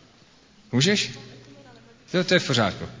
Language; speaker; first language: Czech; non-native, fluent; English